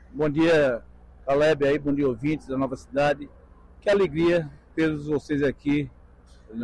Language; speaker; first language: Portuguese; native; Portuguese